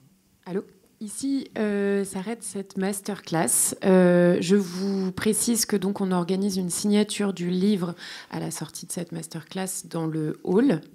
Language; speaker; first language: French; native; French